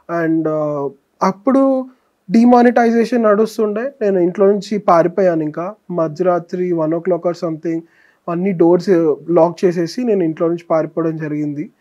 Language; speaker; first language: Telugu; native; Telugu